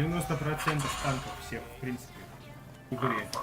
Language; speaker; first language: Russian; native; Russian